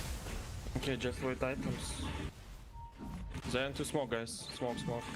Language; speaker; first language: English; non-native, learner; Russian